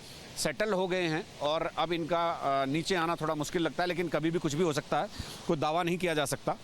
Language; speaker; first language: Hindi; native; Hindi